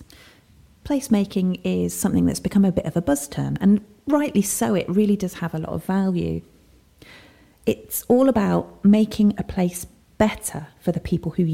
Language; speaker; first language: English; native; English